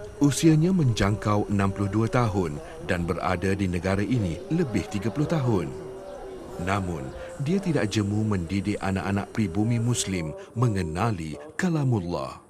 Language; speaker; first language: Malay; native; Malay